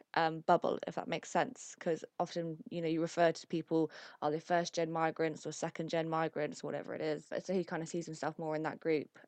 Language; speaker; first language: English; early bilingual, other home language; Italian